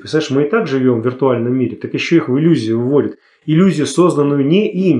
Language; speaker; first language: Russian; native; Russian